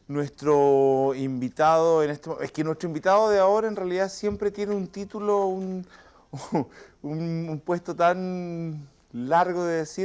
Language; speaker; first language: Spanish; native; Spanish